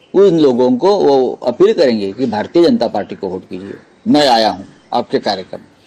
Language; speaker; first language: Hindi; non-native, local second language; Marathi